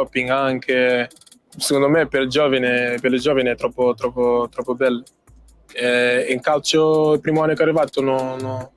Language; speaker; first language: Italian; non-native, fluent; Portuguese